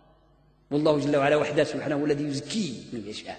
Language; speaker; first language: Arabic; native; Arabic